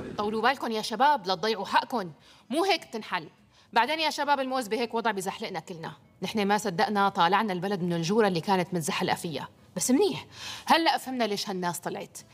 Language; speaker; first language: Arabic; native; Arabic